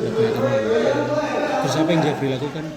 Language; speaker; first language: Indonesian; native; Indonesian